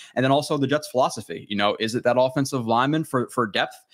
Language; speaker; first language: English; native; English